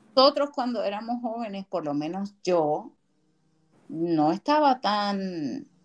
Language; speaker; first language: Spanish; native; Spanish